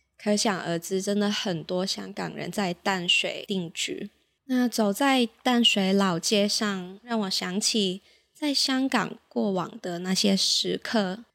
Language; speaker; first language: Chinese; non-native, local second language; Cantonese